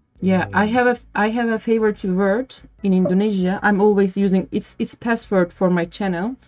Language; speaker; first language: English; non-native, learner; Turkish